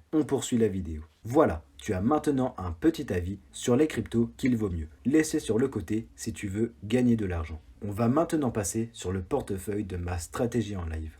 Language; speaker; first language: French; native; French